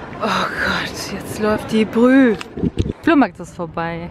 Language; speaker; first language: German; native; German